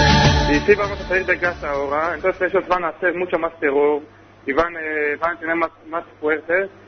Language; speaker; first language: Spanish; non-native, learner; Hebrew